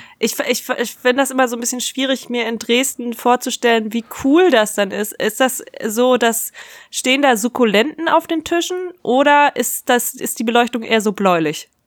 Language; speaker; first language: German; native; German